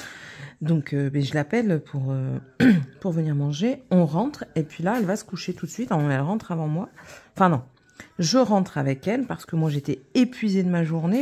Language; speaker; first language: French; native; French